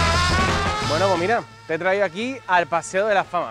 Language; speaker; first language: Spanish; native; Spanish